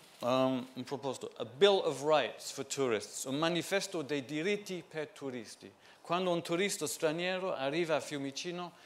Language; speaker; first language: Italian; non-native, fluent; English